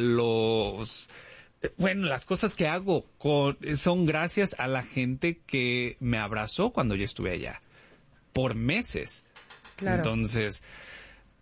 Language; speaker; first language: Spanish; early bilingual, heritage; Spanish